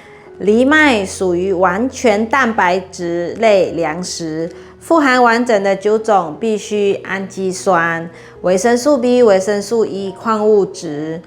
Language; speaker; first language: Chinese; native; Chinese